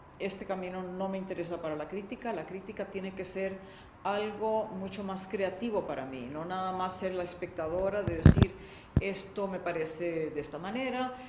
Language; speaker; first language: Spanish; native; Spanish